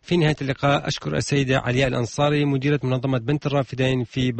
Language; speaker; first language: Arabic; native; Arabic